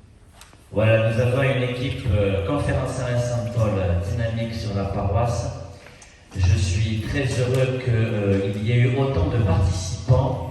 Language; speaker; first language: French; native; French